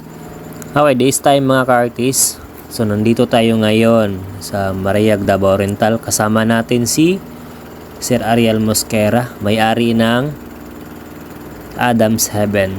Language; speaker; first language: Filipino; non-native, local second language; Cebuano